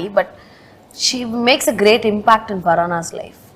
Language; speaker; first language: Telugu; non-native, local second language; Tamil